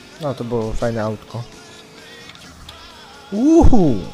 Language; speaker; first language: Polish; native; Polish